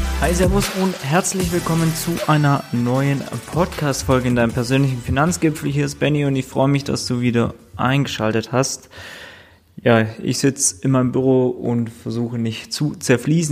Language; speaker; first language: German; native; German